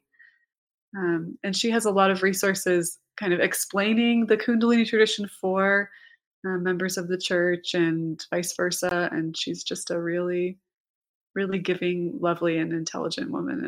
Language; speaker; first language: English; native; English